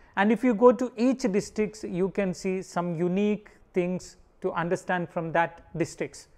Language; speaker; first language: English; non-native, local second language; Malayalam